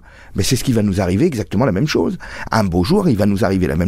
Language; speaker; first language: French; native; French